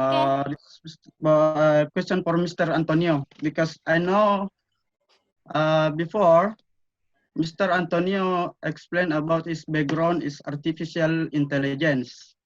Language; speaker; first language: English; non-native, learner; Indonesian